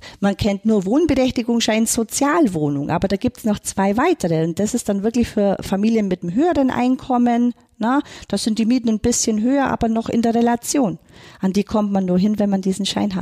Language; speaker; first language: German; native; German